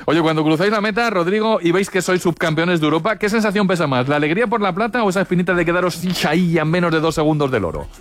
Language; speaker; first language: Spanish; native; Spanish